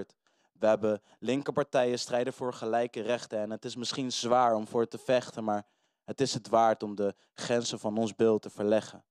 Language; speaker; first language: Dutch; native; Dutch